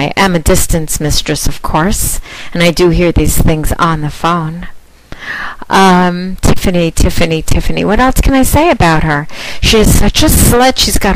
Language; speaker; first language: English; native; English